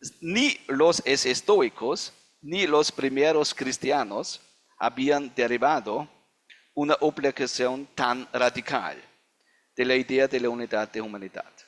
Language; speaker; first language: Spanish; non-native, fluent; German